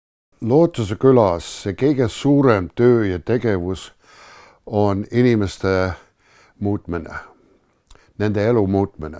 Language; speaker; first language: Estonian; non-native, fluent; English